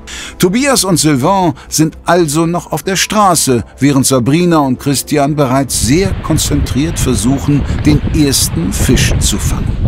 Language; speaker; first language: German; native; German